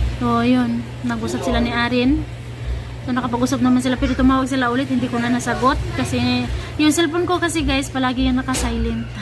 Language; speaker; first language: Filipino; non-native, local second language; Cebuano